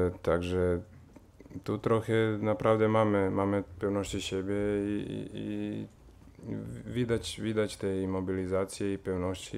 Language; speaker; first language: Polish; non-native, fluent; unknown